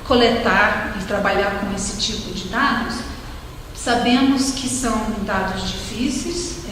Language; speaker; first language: Portuguese; non-native, fluent; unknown